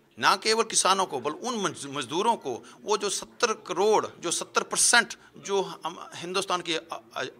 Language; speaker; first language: Hindi; non-native, local second language; Punjabi